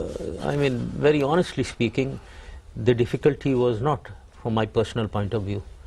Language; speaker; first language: English; non-native, local second language; Urdu